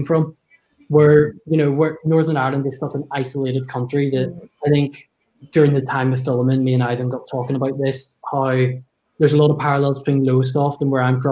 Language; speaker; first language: English; native; English